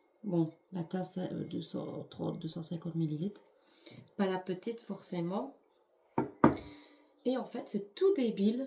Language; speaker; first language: French; native; French